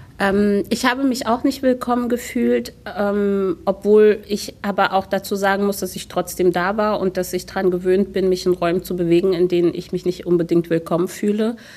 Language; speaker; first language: German; early bilingual, other home language; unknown